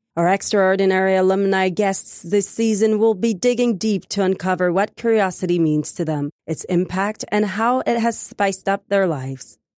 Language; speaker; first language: English; native; English